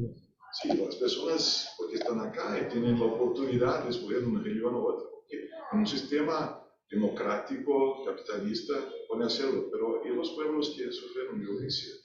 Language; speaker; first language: Spanish; non-native, fluent; Portuguese